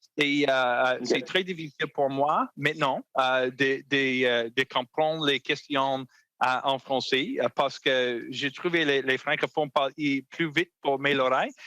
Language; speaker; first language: French; non-native, learner; English